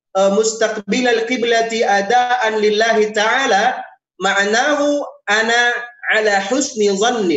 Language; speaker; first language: Arabic; non-native, fluent; Indonesian